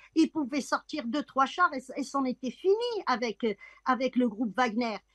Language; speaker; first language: French; non-native, local second language; Arabic